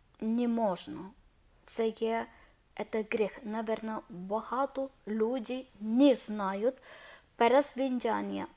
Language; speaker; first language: Ukrainian; non-native, learner; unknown